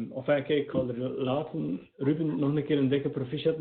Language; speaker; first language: Dutch; native; Dutch